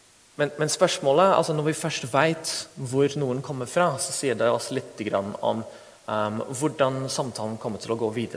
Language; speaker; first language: Norwegian; non-native, fluent; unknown